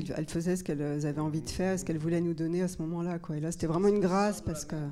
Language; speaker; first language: French; native; French